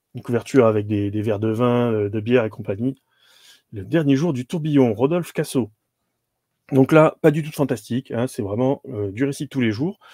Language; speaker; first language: French; native; French